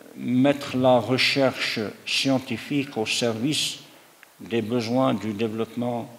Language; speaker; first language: French; non-native, local second language; Arabic